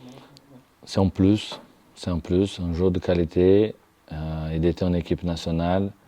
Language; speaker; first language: French; non-native, fluent; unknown